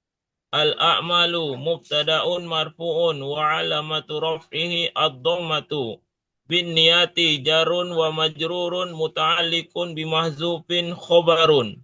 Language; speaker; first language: Arabic; non-native, learner; Indonesian